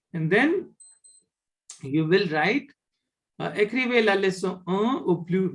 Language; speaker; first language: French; non-native, fluent; Hindi